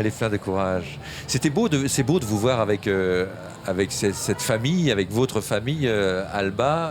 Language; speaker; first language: French; native; French